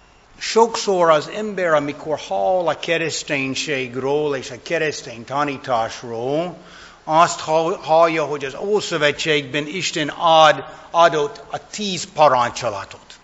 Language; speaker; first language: Hungarian; non-native, fluent; English